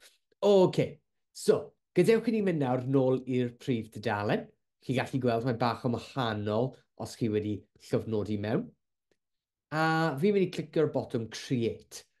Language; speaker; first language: Welsh; non-native, local second language; English